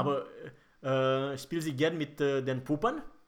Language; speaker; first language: German; non-native, fluent; Romanian